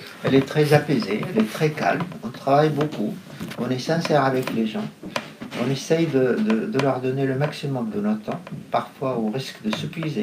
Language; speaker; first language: French; non-native, fluent; Arabic